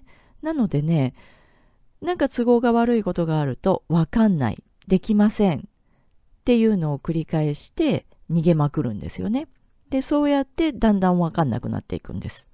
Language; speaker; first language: Japanese; native; Japanese